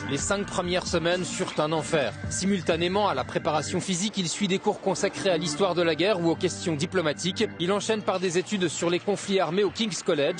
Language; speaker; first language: French; native; French